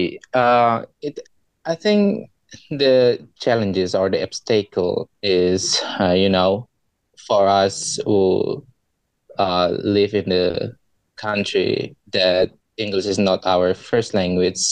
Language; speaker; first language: English; non-native, learner; Indonesian